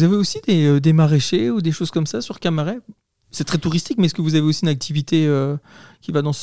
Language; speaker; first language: French; native; French